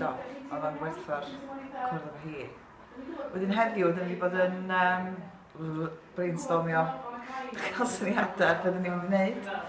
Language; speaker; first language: Welsh; native; Welsh